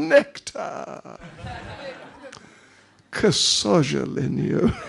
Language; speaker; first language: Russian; non-native, learner; English